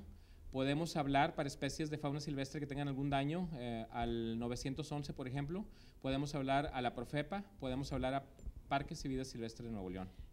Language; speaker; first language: Spanish; native; Spanish